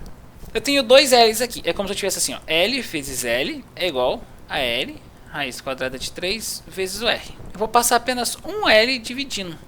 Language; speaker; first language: Portuguese; native; Portuguese